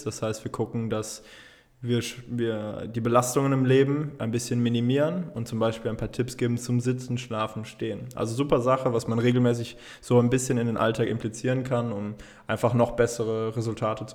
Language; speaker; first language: German; native; German